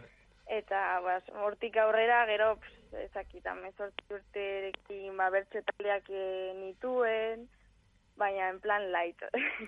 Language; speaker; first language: Basque; non-native, local second language; Spanish